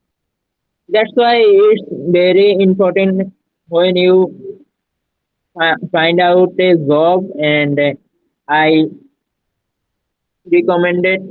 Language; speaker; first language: English; non-native, learner; Bangla